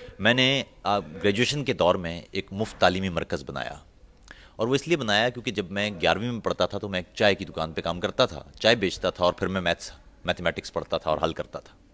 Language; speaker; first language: Urdu; non-native, local second language; Punjabi